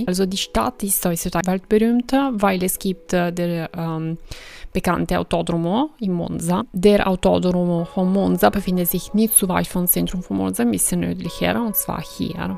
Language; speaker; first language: German; non-native, fluent; Italian